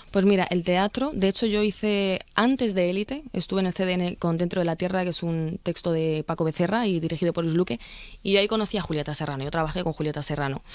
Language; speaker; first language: Spanish; early bilingual, other home language; Arabic